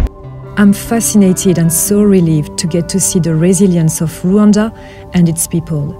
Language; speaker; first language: English; non-native, fluent; French